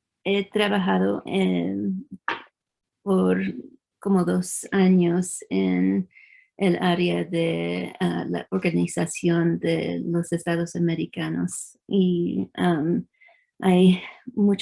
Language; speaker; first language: Spanish; early bilingual, heritage; English